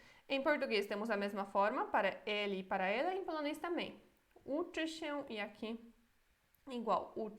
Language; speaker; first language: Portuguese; non-native, fluent; Polish